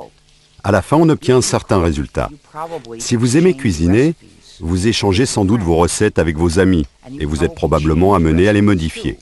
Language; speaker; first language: French; native; French